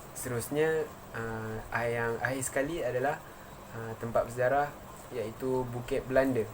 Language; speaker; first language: Malay; native; Malay